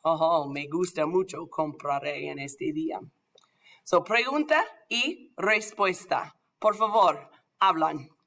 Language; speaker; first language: Spanish; non-native, fluent; English